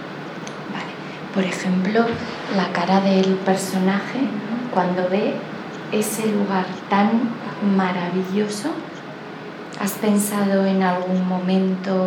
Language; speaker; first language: Spanish; native; Spanish